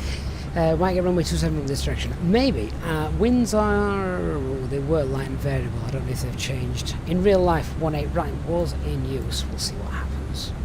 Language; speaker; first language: English; native; English